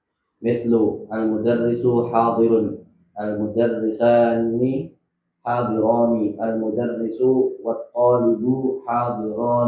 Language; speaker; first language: Arabic; non-native, learner; Indonesian